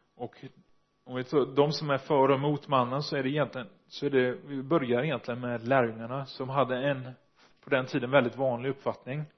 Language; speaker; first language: Swedish; non-native, fluent; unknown